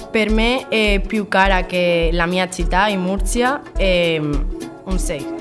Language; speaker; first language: Italian; non-native, learner; Spanish